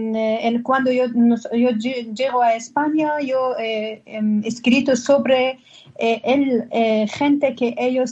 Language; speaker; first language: Spanish; non-native, learner; Persian